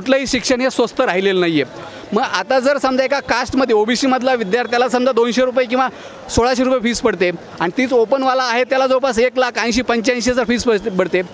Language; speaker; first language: Marathi; native; Marathi